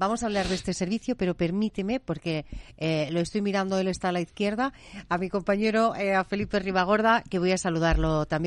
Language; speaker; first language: Spanish; native; Spanish